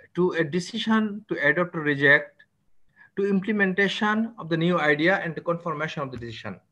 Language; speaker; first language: English; non-native, local second language; Bangla